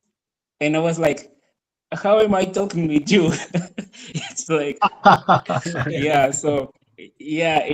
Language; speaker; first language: English; non-native, fluent; Portuguese